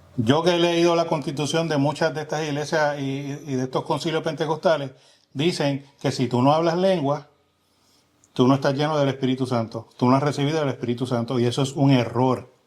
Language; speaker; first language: Spanish; native; Spanish